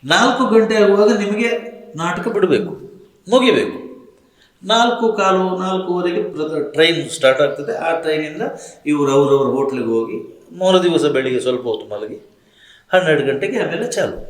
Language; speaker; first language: Kannada; non-native, local second language; Tulu